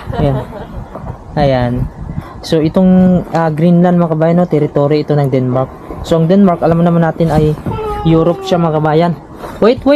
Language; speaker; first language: Filipino; non-native, local second language; Cebuano